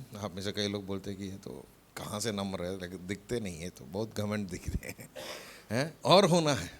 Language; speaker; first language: Hindi; non-native, local second language; Malayalam